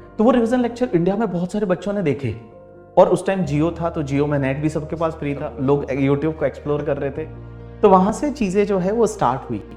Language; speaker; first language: Hindi; native; Hindi